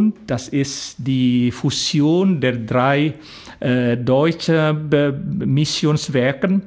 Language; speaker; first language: German; non-native, fluent; Indonesian